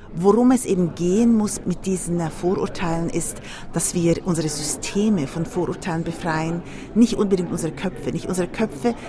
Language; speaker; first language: German; native; German